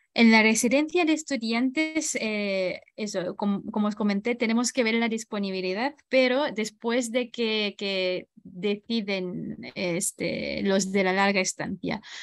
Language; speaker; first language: Spanish; non-native, fluent; Japanese